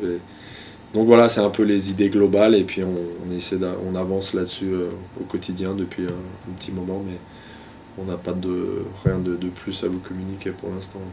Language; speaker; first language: French; native; French